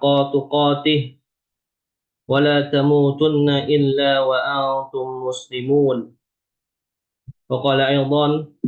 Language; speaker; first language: Arabic; non-native, fluent; Indonesian